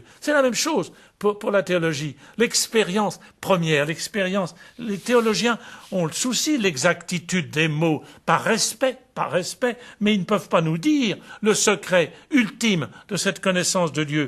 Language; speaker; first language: French; native; French